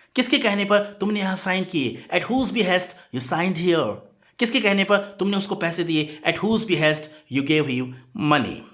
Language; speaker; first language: Hindi; native; Hindi